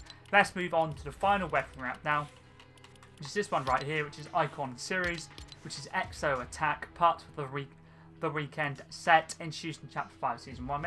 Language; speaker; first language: English; native; English